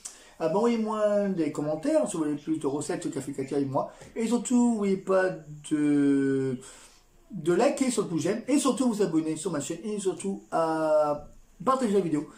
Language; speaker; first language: French; native; French